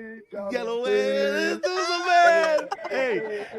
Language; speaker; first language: Spanish; early bilingual, other home language; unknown